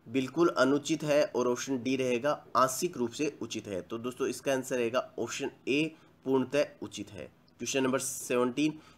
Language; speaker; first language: Hindi; native; Hindi